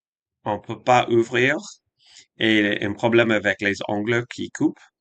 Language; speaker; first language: French; non-native, fluent; English